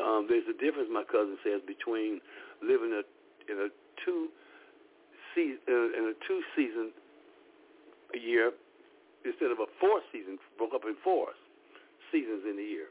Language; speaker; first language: English; native; English